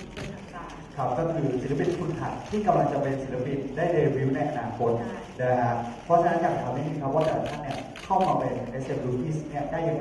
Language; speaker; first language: Thai; native; Thai